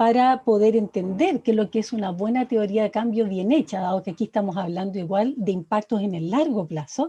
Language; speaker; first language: Spanish; native; Spanish